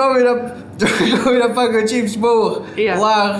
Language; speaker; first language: Welsh; native; Welsh